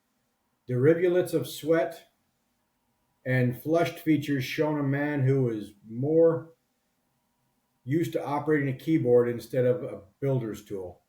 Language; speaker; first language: English; native; English